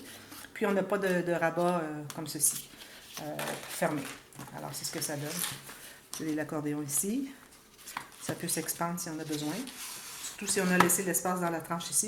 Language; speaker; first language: French; native; French